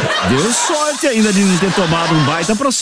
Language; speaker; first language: Portuguese; native; Portuguese